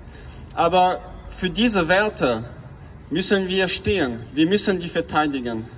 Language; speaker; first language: German; non-native, fluent; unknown